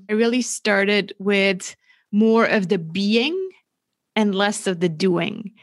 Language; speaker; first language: English; non-native, fluent; German